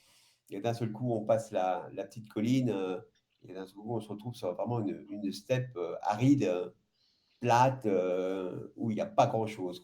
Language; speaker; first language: French; native; French